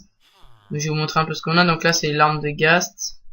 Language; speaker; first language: French; native; French